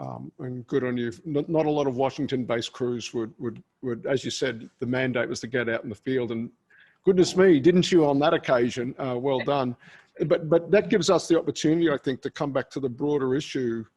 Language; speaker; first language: English; native; English